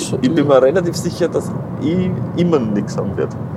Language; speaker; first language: German; native; German